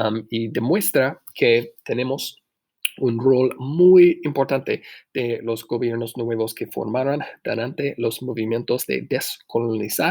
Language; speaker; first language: Spanish; non-native, fluent; English